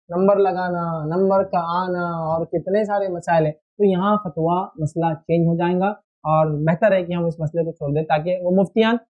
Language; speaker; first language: Urdu; native; Urdu